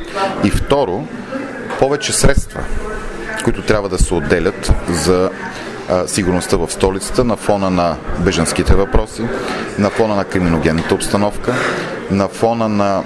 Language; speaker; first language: Bulgarian; native; Bulgarian